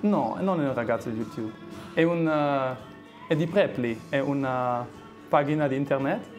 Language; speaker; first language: Italian; non-native, learner; German